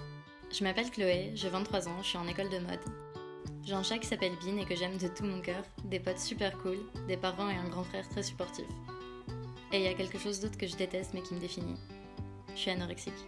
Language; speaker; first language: French; native; French